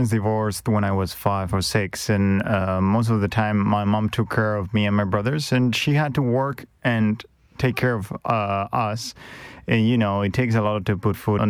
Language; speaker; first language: English; non-native, fluent; Spanish